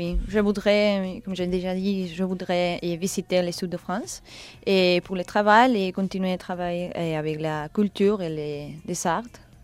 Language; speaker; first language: French; non-native, learner; Spanish